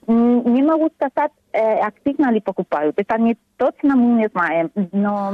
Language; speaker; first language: Russian; non-native, learner; Spanish